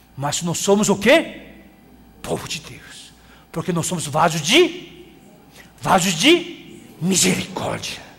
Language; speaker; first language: Portuguese; non-native, fluent; Korean